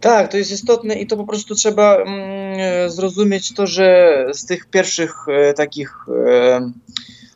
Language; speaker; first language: Polish; non-native, fluent; Ukrainian